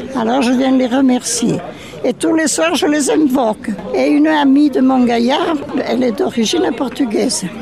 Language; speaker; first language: French; native; French